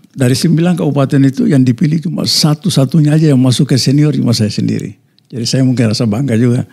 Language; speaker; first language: Indonesian; native; Indonesian